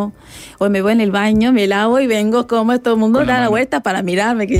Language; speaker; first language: Spanish; non-native, fluent; Rundi